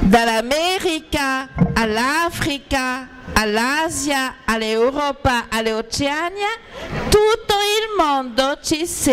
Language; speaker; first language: Italian; non-native, fluent; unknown